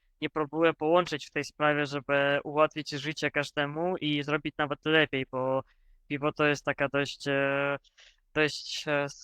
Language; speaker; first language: Polish; non-native, fluent; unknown